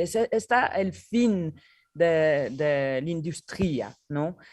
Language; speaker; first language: Spanish; non-native, learner; French